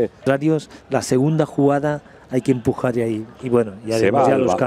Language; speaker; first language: Spanish; native; Spanish